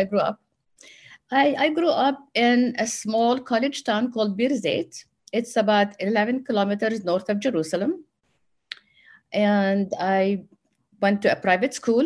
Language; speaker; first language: English; non-native, fluent; Arabic